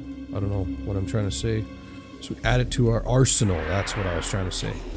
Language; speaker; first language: English; native; English